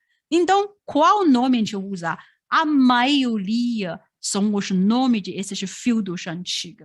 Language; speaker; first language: Portuguese; non-native, fluent; Chinese